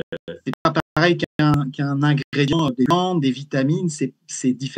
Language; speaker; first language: French; native; French